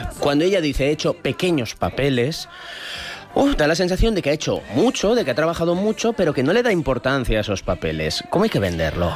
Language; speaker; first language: Spanish; native; Spanish